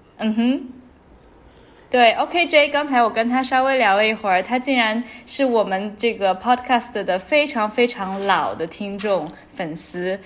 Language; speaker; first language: Chinese; native; Chinese